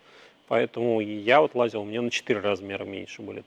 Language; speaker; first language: Russian; native; Russian